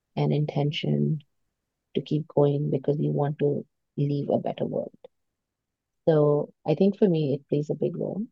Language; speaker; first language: English; non-native, local second language; Hindi